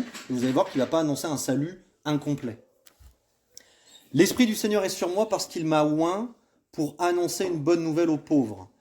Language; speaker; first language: French; native; French